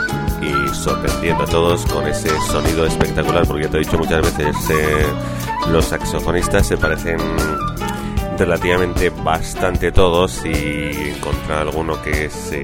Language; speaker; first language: Spanish; native; Spanish